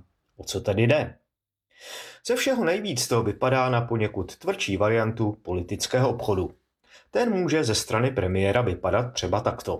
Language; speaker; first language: Czech; native; Czech